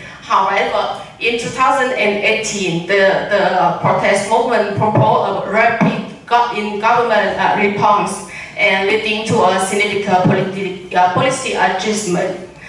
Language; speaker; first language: English; non-native, learner; Vietnamese